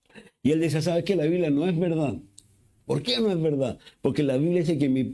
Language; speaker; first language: Spanish; native; Spanish